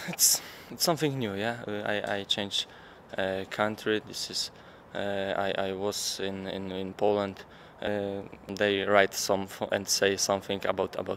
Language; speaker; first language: English; non-native, learner; Polish